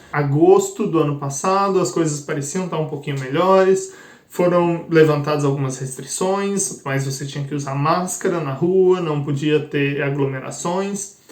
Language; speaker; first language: Portuguese; native; Portuguese